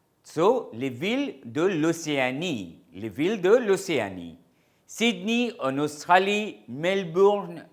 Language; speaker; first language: French; non-native, fluent; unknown